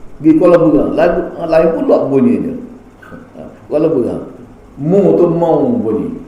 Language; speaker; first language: Malay; native; Malay